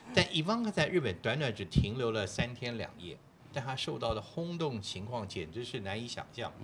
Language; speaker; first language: Chinese; native; Chinese